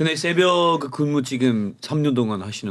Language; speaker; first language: Korean; non-native, fluent; English